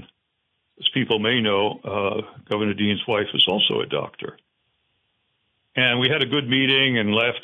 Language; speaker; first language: English; native; English